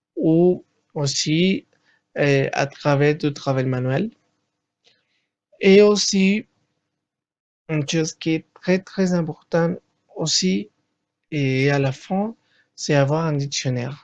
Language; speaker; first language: French; non-native, learner; Spanish